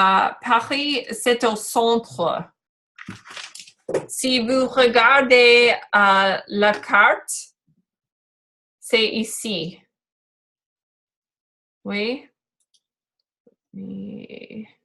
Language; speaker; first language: French; non-native, learner; English